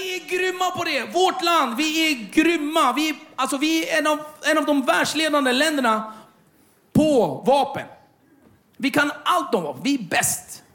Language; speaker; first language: Swedish; early bilingual, other home language; Kurdish